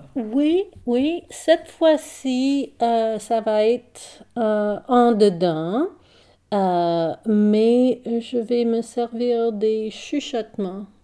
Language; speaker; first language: French; non-native, local second language; English